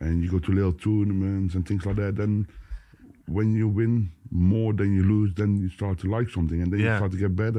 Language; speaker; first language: English; non-native, fluent; Dutch